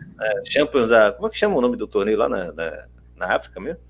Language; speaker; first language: Portuguese; native; Portuguese